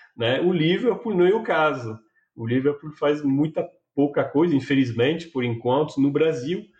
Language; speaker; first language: Portuguese; non-native, fluent; French